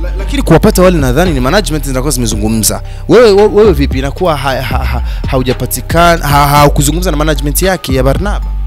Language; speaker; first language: Swahili; non-native, local second language; Rundi